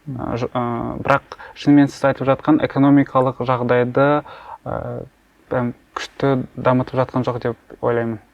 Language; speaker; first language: Kazakh; native; Kazakh